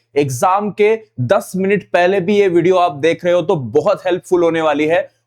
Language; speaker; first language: Hindi; non-native, local second language; Marathi